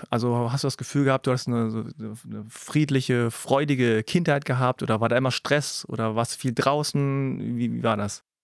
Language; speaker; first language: German; early bilingual, other home language; Korean